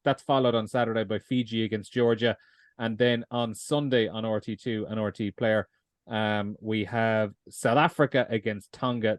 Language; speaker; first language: English; native; English